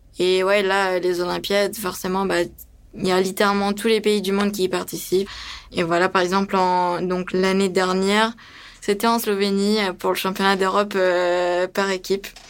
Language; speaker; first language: French; early bilingual, other home language; Romanian